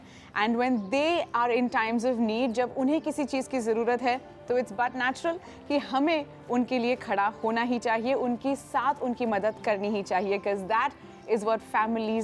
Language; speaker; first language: Hindi; native; Hindi